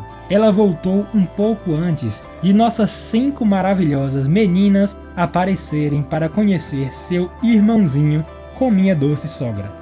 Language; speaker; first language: Portuguese; native; Portuguese